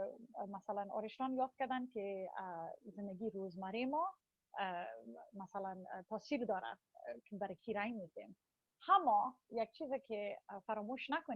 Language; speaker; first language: Persian; early bilingual, heritage; Persian